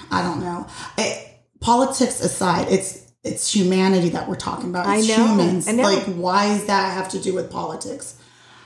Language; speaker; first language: English; early bilingual, other home language; Spanish